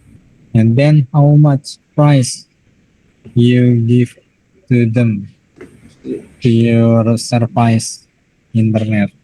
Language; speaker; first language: English; non-native, learner; Indonesian